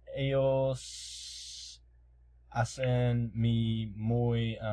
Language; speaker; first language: Spanish; non-native, learner; English